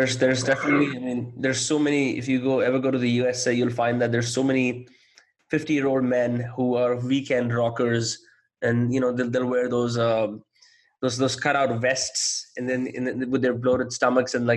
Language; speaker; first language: English; non-native, local second language; Hindi